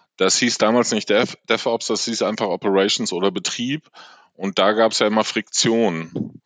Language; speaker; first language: German; native; German